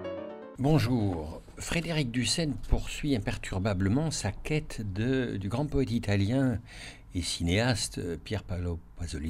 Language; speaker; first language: French; native; French